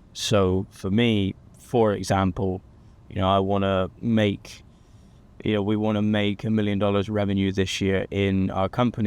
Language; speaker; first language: English; native; English